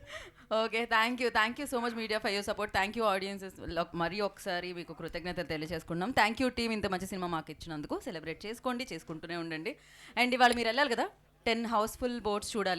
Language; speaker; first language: Telugu; native; Telugu